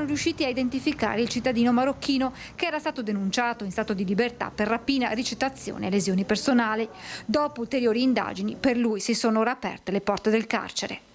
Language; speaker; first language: Italian; native; Italian